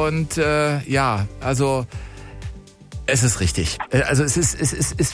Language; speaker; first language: German; native; German